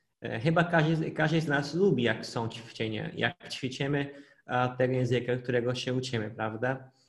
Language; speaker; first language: Polish; non-native, fluent; Portuguese